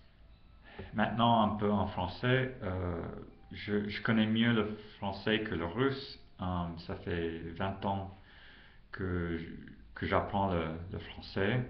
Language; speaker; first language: French; non-native, fluent; English